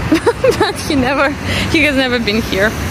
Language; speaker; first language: English; non-native, fluent; Russian